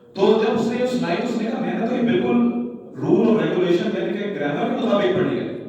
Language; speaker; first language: Urdu; non-native, local second language; Punjabi